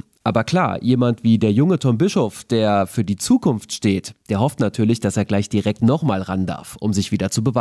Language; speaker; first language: German; native; German